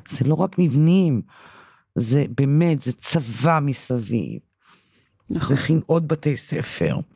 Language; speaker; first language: Hebrew; early bilingual, other home language; English